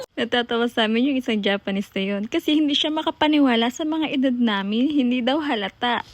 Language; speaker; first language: Filipino; native; Filipino